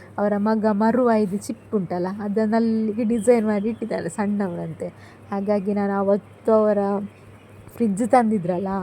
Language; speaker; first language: Kannada; native; Kannada